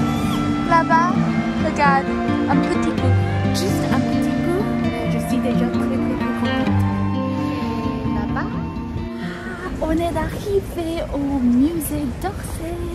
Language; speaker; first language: French; non-native, learner; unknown